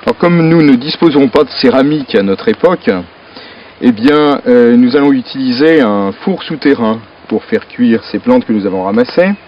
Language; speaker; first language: French; native; French